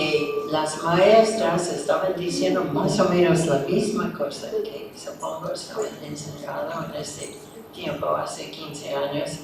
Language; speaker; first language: Spanish; non-native, fluent; English